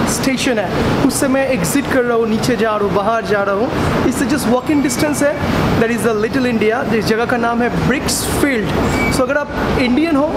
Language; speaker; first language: Hindi; non-native, local second language; Bangla